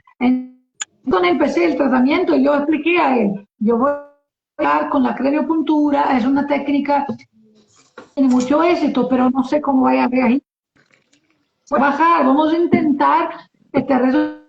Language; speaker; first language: Spanish; non-native, learner; Portuguese